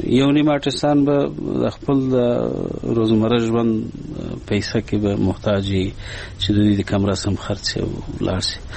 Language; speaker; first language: Pashto; non-native, local second language; Persian